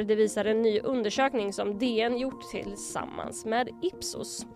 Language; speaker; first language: Swedish; native; Swedish